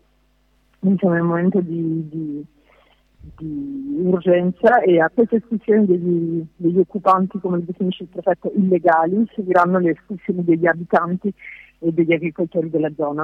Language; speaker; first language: Italian; non-native, fluent; French